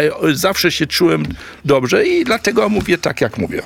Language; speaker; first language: Polish; early bilingual, heritage; German